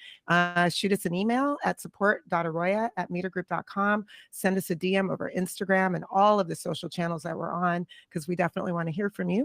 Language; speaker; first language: English; native; English